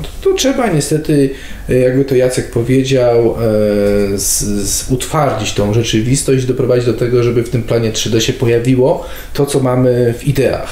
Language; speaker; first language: Polish; native; Polish